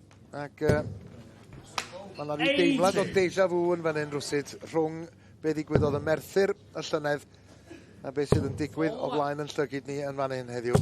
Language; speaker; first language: Welsh; native; Welsh